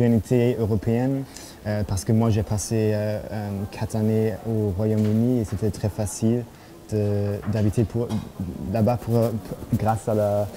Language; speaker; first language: French; non-native, fluent; German